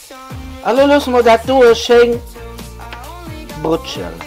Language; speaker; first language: German; non-native, learner; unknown